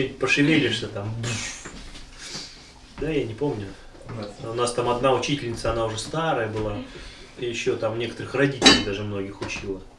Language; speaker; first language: Russian; native; Russian